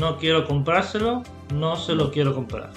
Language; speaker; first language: Spanish; non-native, fluent; English